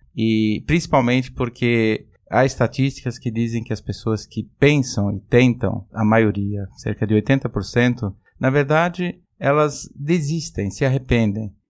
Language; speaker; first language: Portuguese; native; Portuguese